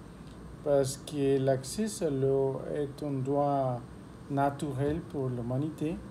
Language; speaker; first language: French; non-native, learner; Spanish